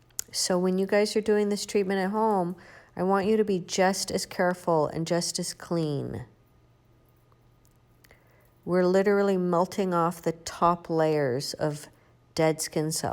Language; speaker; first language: English; native; English